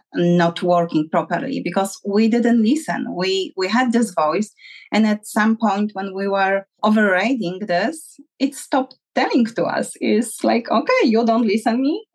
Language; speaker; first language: English; non-native, fluent; Polish